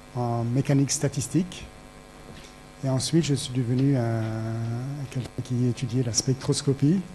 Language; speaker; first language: French; native; French